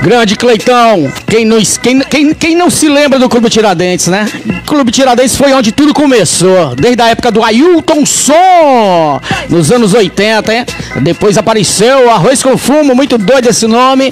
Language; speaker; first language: Portuguese; native; Portuguese